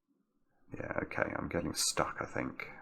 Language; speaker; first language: English; native; English